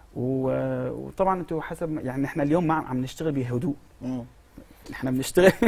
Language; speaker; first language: Arabic; native; Arabic